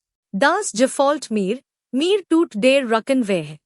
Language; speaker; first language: German; non-native, fluent; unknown